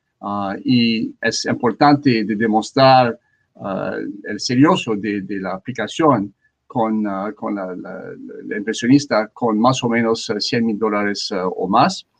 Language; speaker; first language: Spanish; non-native, learner; French